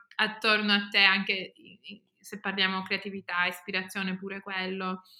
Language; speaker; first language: Italian; early bilingual, heritage; Italian